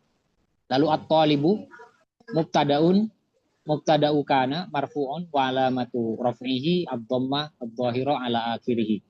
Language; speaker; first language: Arabic; non-native, fluent; Indonesian